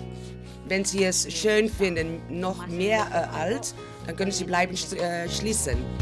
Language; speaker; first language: German; non-native, fluent; Spanish